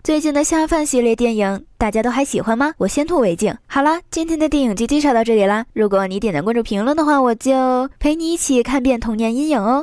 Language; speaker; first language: Chinese; native; Chinese